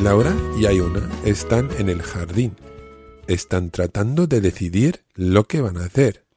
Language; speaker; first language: Spanish; non-native, fluent; English